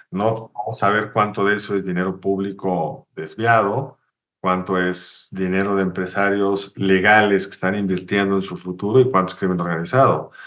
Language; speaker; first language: Spanish; native; Spanish